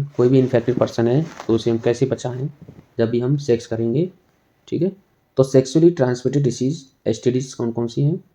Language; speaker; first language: Hindi; native; Hindi